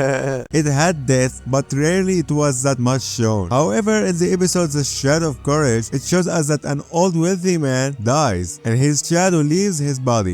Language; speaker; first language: English; non-native, fluent; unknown